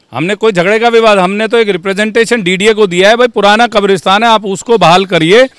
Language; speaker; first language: Hindi; native; Hindi